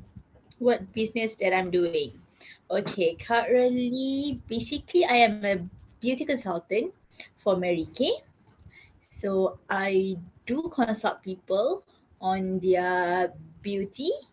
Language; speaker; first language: English; non-native, local second language; Malay